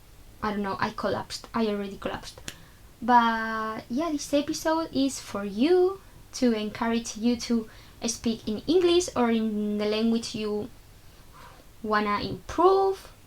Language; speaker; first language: English; non-native, fluent; Spanish